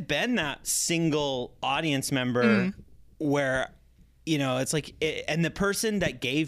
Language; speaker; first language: English; native; English